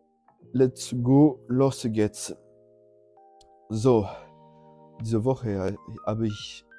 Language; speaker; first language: German; non-native, learner; French